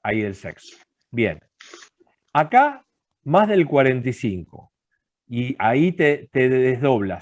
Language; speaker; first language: Spanish; native; Spanish